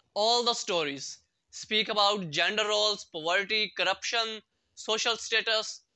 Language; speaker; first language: English; non-native, local second language; Urdu